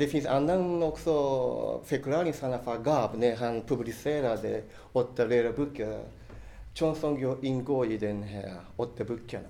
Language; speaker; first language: Swedish; non-native, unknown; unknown